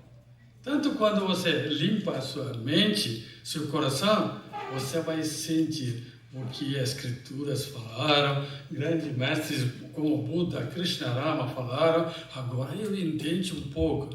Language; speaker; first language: Portuguese; non-native, fluent; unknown